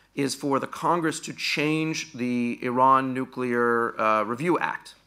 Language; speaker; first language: English; native; English